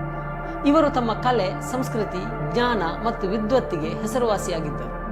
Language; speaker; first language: Kannada; native; Kannada